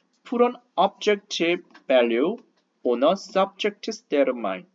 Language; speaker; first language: English; non-native, fluent; Korean